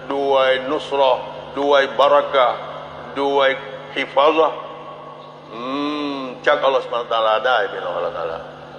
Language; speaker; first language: Thai; non-native, local second language; Malay